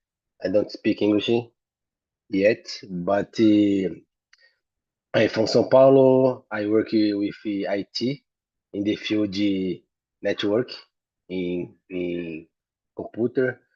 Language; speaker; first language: English; non-native, learner; Portuguese